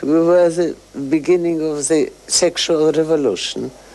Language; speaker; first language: English; non-native, fluent; Russian